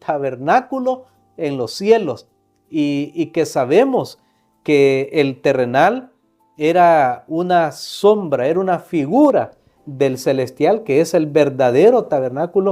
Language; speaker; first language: Spanish; native; Spanish